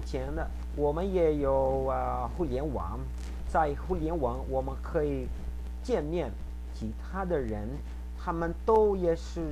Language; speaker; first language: Chinese; non-native, fluent; Portuguese